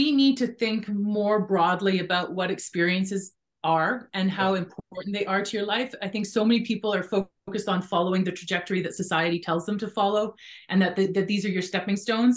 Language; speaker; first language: English; native; English